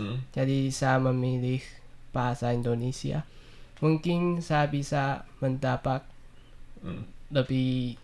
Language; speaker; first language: Indonesian; non-native, learner; Chinese